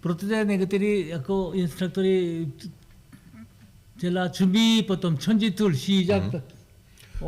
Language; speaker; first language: Czech; non-native, learner; Korean